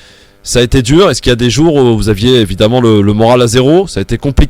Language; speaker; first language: French; native; French